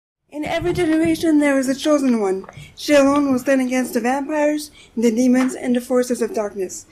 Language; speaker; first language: English; non-native, fluent; French